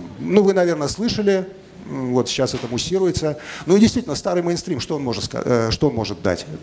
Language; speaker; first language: Russian; native; Russian